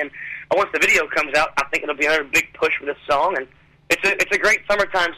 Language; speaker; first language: English; native; English